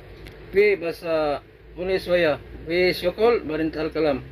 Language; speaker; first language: Arabic; non-native, learner; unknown